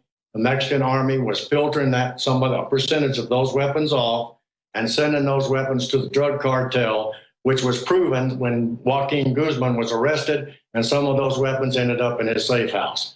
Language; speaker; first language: English; native; English